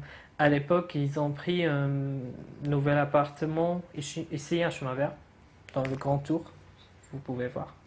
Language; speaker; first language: French; non-native, fluent; Arabic